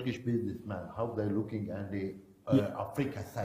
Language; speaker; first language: English; non-native, learner; Turkish